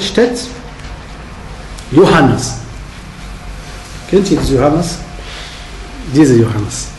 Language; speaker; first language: German; non-native, fluent; Arabic